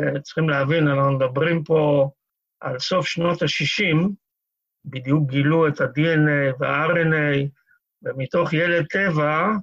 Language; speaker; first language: Hebrew; native; Hebrew